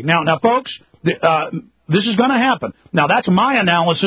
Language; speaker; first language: English; native; English